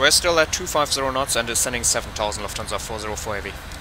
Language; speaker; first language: English; non-native, fluent; German